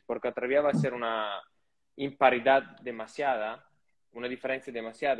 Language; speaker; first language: Spanish; non-native, fluent; Italian